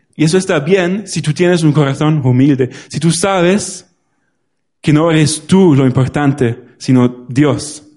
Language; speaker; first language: Spanish; non-native, fluent; German